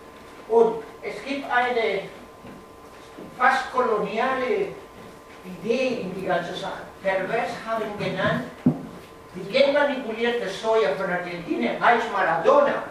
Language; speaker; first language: German; non-native, fluent; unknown